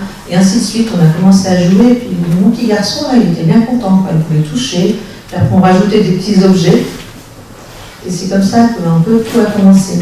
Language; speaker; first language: French; native; French